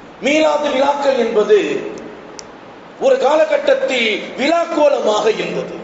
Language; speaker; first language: Tamil; native; Tamil